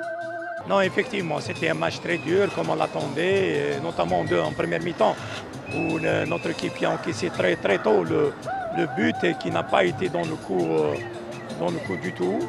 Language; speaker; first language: French; non-native, local second language; Arabic